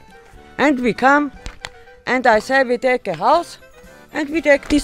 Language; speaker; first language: English; non-native, learner; German